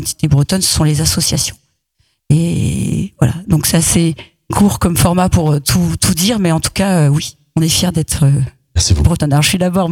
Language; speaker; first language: French; native; French